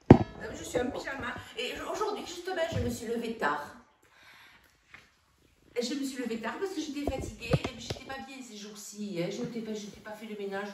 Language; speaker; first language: French; native; French